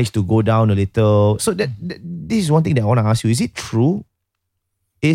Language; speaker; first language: English; native; English